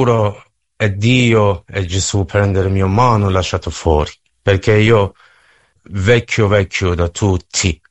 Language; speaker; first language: Italian; non-native, learner; Persian